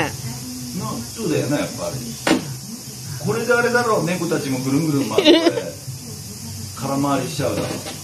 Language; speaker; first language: Japanese; native; Japanese